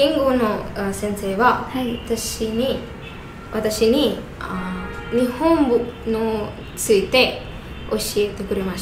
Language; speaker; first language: Japanese; non-native, learner; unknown